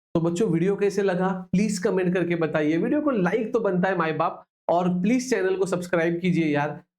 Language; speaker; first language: Hindi; non-native, local second language; Marathi